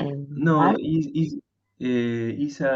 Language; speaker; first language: English; non-native, learner; Spanish